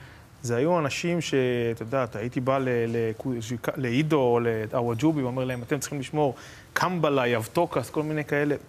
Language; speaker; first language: Hebrew; native; Hebrew